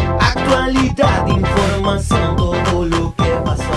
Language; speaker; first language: Spanish; native; Spanish